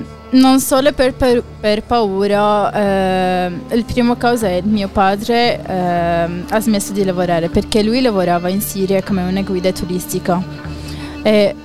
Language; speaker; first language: Italian; non-native, fluent; Arabic